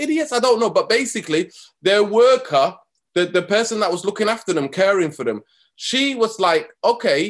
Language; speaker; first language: English; native; English